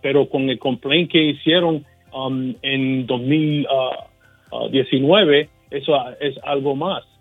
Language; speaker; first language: Spanish; early bilingual, heritage; Spanish